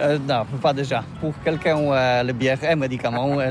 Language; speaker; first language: French; non-native, learner; Polish